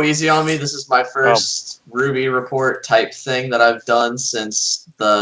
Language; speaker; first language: English; native; English